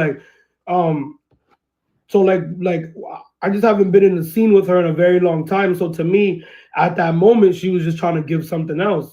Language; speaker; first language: English; early bilingual, other home language; Spanish